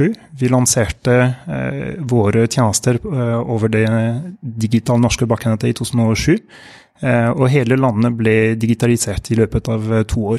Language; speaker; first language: Norwegian; non-native, fluent; French